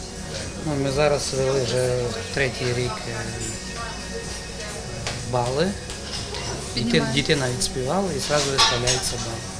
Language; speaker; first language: Ukrainian; native; Ukrainian